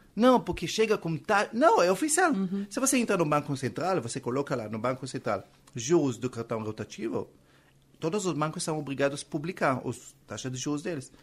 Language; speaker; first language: Portuguese; non-native, fluent; Hebrew